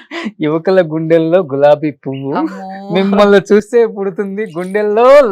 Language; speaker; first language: Telugu; native; Telugu